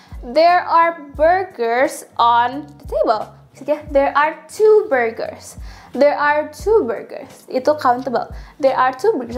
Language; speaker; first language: English; non-native, fluent; Indonesian